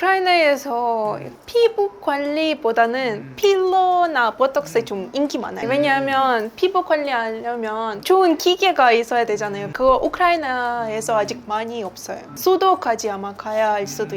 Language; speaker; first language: Korean; non-native, fluent; Ukrainian